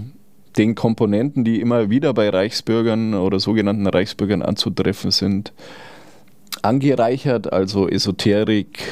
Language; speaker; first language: German; native; German